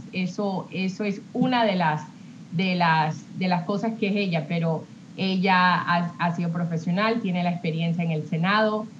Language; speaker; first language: Spanish; early bilingual, heritage; Spanish